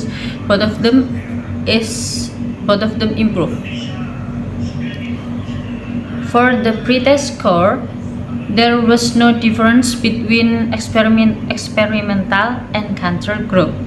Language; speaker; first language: English; non-native, learner; Indonesian